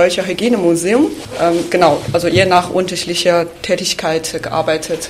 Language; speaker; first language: German; non-native, fluent; Chinese